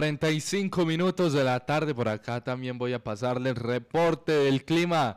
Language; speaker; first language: Spanish; native; Spanish